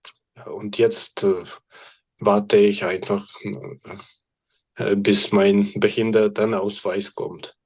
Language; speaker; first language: German; non-native, fluent; Ukrainian